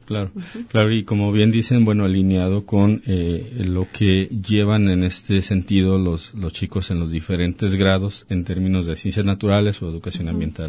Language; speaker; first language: Spanish; native; Spanish